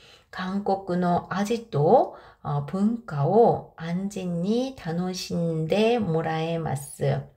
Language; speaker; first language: Japanese; non-native, fluent; Korean